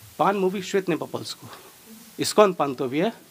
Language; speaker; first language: Polish; non-native, learner; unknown